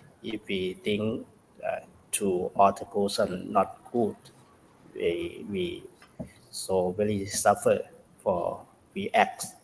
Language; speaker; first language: English; non-native, learner; Thai